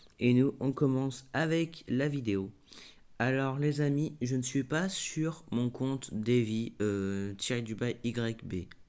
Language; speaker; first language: French; native; French